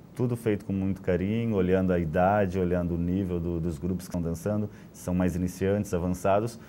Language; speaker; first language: Portuguese; native; Portuguese